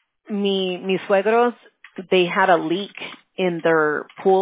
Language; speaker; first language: English; early bilingual, other home language; Spanish